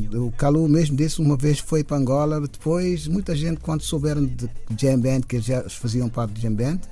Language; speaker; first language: Portuguese; non-native, local second language; Kabuverdianu